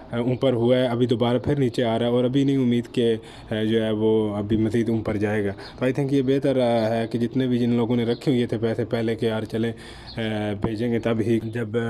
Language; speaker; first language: Urdu; native; Urdu